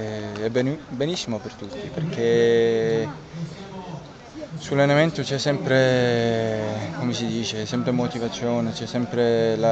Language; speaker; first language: Italian; non-native, learner; Danish